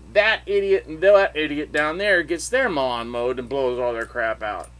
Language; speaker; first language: English; native; English